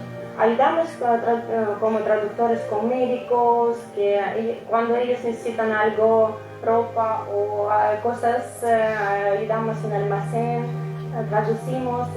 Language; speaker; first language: Spanish; non-native, learner; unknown